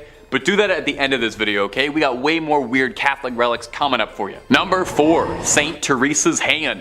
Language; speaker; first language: English; native; English